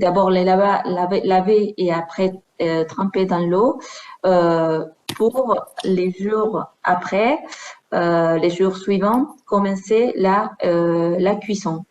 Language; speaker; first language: French; non-native, fluent; Spanish